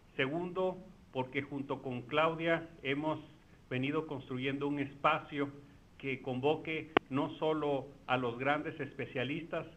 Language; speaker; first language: Spanish; native; Spanish